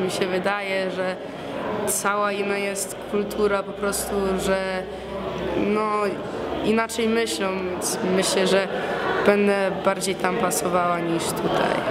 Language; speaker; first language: Polish; early bilingual, heritage; Polish